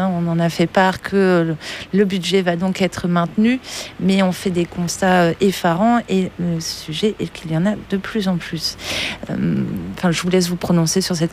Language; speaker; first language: French; native; French